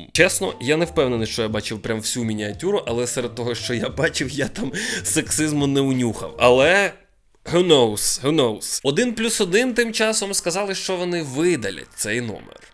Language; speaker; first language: Ukrainian; native; Ukrainian